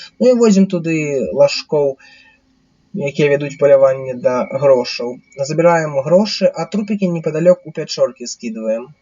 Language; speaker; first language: Belarusian; non-native, local second language; Russian